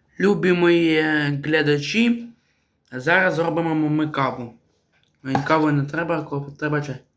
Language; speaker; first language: Ukrainian; non-native, local second language; Russian